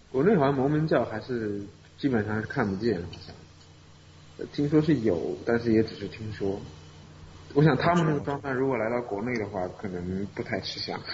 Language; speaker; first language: Chinese; native; Chinese